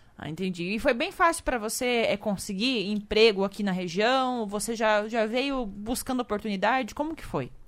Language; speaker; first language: Portuguese; native; Portuguese